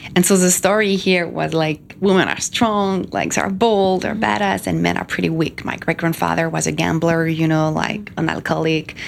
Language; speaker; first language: English; non-native, fluent; French